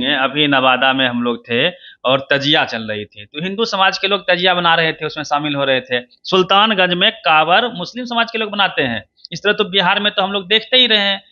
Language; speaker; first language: Hindi; native; Hindi